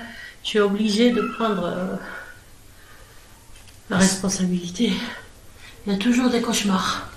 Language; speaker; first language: French; non-native, fluent; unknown